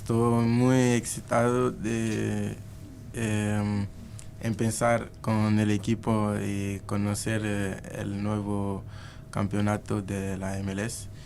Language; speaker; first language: Spanish; non-native, learner; Portuguese